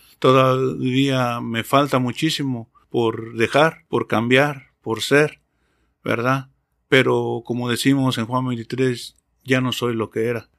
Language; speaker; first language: Spanish; native; Spanish